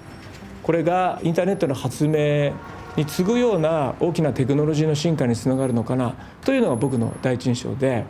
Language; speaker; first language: Japanese; native; Japanese